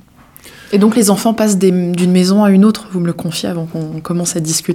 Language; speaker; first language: French; native; French